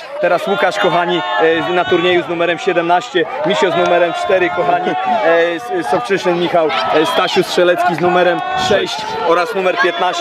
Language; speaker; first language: Polish; native; Polish